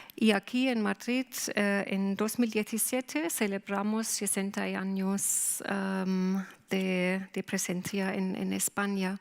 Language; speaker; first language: Spanish; non-native, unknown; German